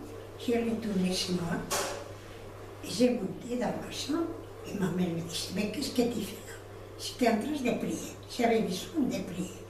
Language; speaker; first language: French; non-native, fluent; Spanish